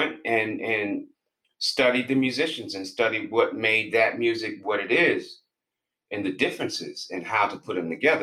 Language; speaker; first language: English; native; English